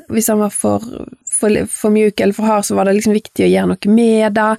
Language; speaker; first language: Norwegian; native; Norwegian